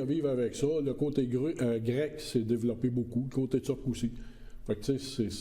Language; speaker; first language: French; native; French